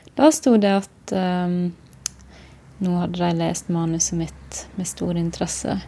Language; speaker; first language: Norwegian; native; Norwegian